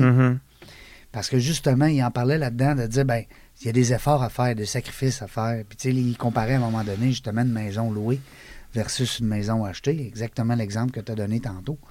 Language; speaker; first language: French; native; French